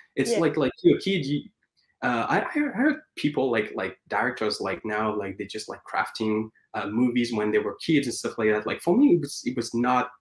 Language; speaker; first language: English; non-native, fluent; French